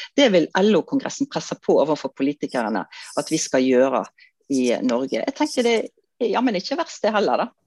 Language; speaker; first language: Norwegian; native; Norwegian